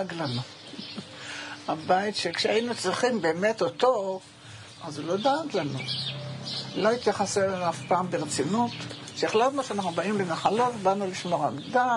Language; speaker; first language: Hebrew; native; Hebrew